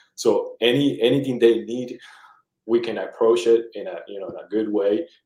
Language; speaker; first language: English; early bilingual, other home language; Spanish